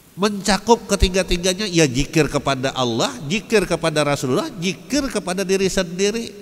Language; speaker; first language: Indonesian; non-native, local second language; Banjar